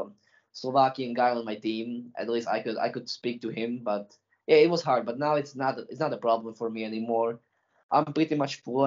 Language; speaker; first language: English; non-native, fluent; Slovak